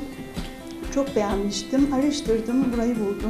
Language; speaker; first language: Turkish; native; Turkish